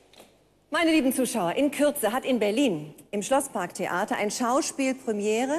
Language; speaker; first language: German; native; German